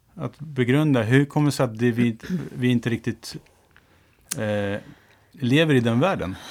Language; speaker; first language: Swedish; early bilingual, other home language; Turoyo